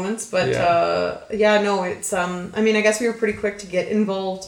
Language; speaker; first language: English; native; English